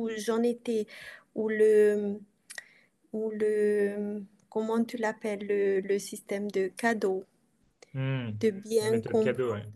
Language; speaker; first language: French; non-native, fluent; Romanian